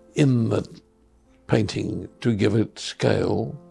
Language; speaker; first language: English; native; English